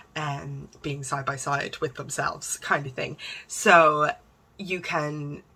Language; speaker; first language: English; native; English